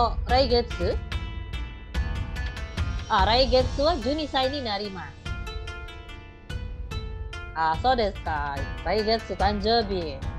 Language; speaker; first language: Japanese; non-native, fluent; Indonesian